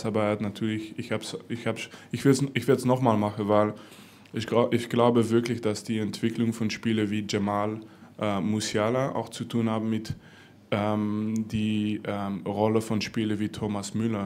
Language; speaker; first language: German; non-native, fluent; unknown